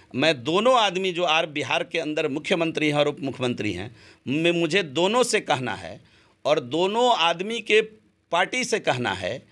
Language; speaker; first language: Hindi; native; Hindi